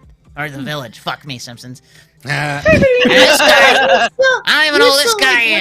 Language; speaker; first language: English; native; English